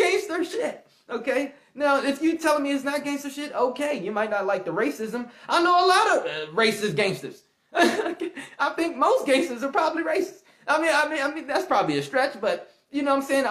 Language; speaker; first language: English; native; English